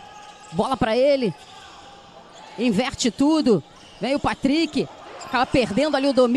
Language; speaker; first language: Portuguese; native; Portuguese